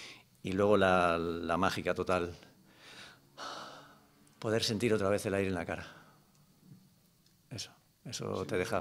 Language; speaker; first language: Spanish; native; Spanish